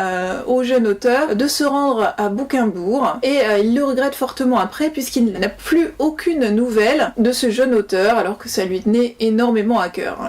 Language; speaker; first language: French; native; French